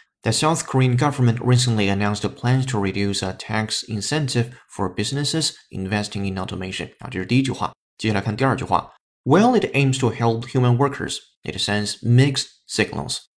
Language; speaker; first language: English; non-native, fluent; Chinese